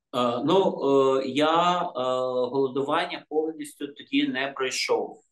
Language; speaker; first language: Ukrainian; non-native, local second language; Russian